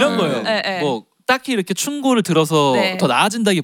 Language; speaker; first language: Korean; native; Korean